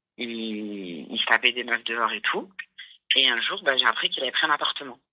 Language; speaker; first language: French; early bilingual, other home language; Arabic